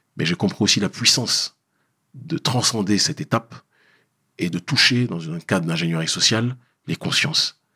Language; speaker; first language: French; native; French